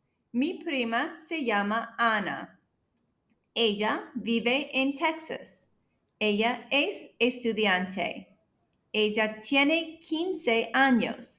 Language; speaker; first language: Spanish; non-native, fluent; English